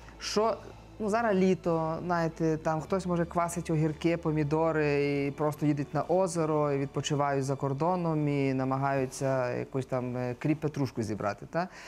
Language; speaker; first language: Ukrainian; native; Ukrainian